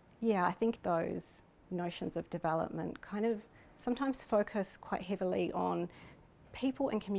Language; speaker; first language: English; native; English